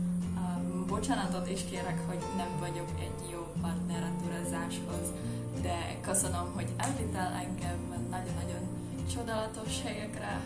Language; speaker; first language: Hungarian; non-native, learner; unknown